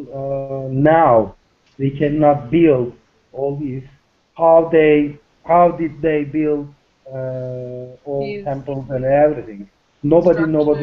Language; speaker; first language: English; non-native, learner; Turkish